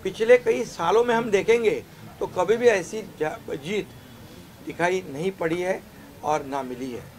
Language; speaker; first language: Hindi; non-native, local second language; Marathi